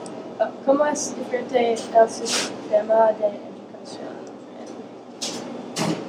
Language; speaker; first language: Spanish; non-native, learner; English